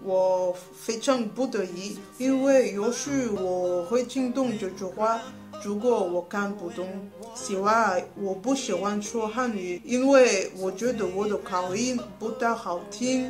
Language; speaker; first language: Chinese; non-native, learner; French